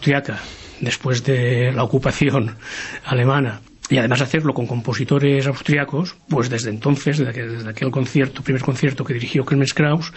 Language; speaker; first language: Spanish; native; Spanish